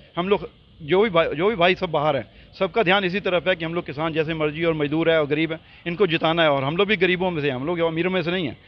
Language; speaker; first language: Hindi; non-native, local second language; Punjabi